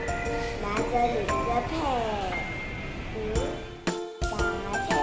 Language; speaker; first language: Chinese; early bilingual, other home language; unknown